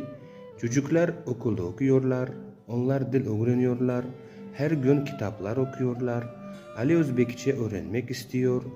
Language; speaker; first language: Turkish; non-native, learner; Uzbek